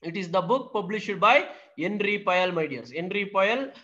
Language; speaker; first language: English; non-native, local second language; Kannada